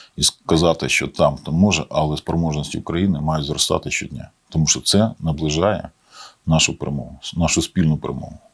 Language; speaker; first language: Ukrainian; native; Ukrainian